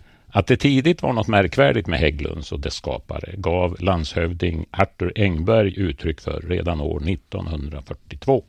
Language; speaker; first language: Swedish; native; Swedish